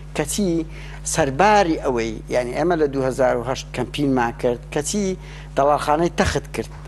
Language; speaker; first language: Central Kurdish; native; Central Kurdish